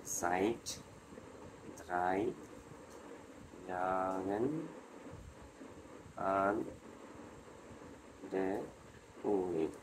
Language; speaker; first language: German; non-native, fluent; Bangla